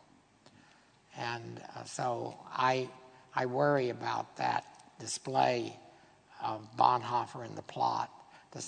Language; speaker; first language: English; native; English